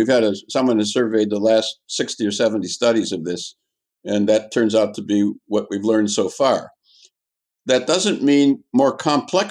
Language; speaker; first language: English; native; English